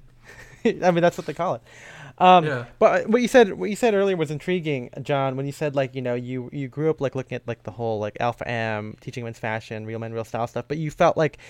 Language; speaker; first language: English; early bilingual, other home language; Filipino